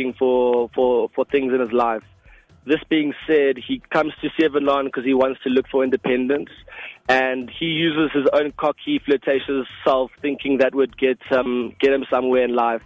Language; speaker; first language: English; non-native, local second language; Afrikaans